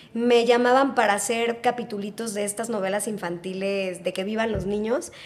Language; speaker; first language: Spanish; native; Spanish